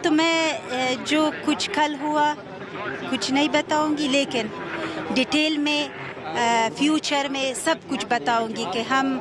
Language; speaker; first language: Hindi; non-native, fluent; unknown